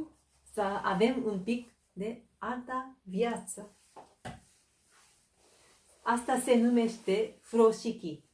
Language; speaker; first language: Romanian; non-native, fluent; Japanese